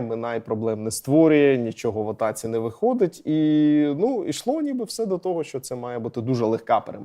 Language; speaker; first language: Ukrainian; native; Ukrainian